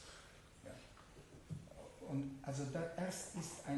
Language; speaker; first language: German; non-native, fluent; Hungarian